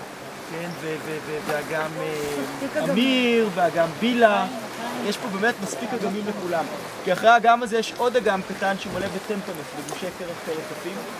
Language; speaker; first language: Hebrew; native; Hebrew